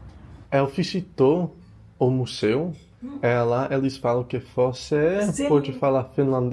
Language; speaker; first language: Portuguese; non-native, learner; English